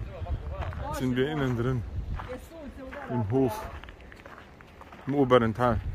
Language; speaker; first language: German; early bilingual, other home language; Bosnian